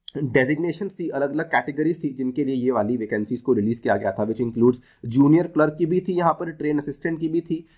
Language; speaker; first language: Hindi; native; Hindi